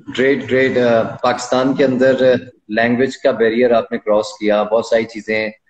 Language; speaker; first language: Urdu; native; Urdu